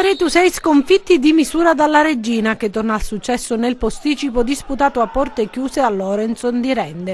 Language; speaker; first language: Italian; native; Italian